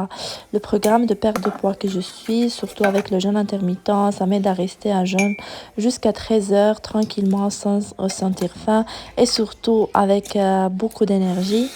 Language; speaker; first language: French; non-native, fluent; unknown